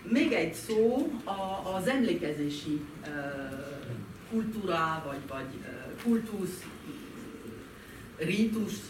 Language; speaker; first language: Hungarian; non-native, fluent; French